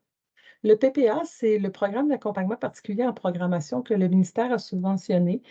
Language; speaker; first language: French; native; French